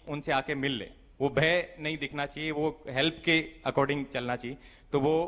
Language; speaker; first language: Hindi; native; Hindi